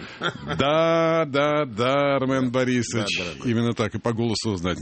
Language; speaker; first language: Russian; native; Russian